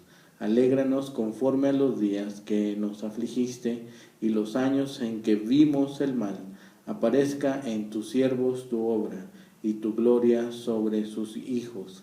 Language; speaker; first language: Spanish; native; Spanish